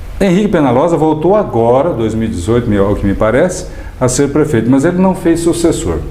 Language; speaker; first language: Portuguese; native; Portuguese